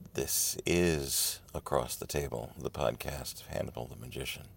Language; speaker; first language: English; native; English